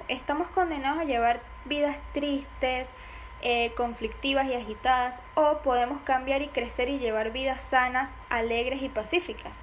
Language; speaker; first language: Spanish; native; Spanish